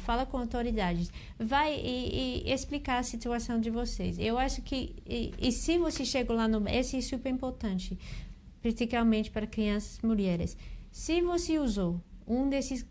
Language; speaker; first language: Portuguese; non-native, fluent; English